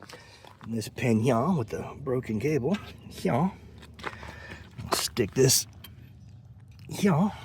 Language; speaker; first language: English; native; English